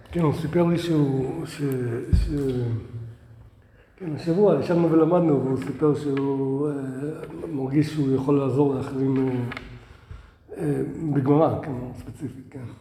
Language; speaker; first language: Hebrew; native; Hebrew